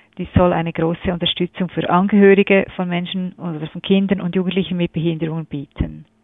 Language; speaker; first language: German; native; German